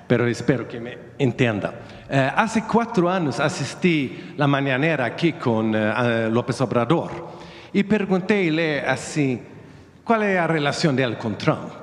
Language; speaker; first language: Spanish; non-native, fluent; Swedish